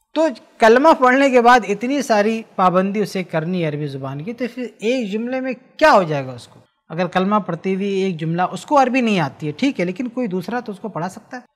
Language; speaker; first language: Hindi; native; Hindi